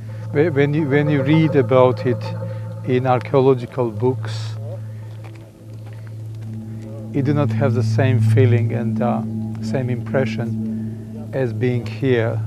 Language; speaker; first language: English; non-native, fluent; Georgian